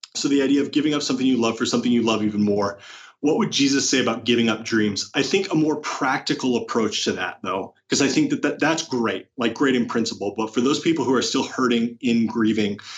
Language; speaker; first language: English; native; English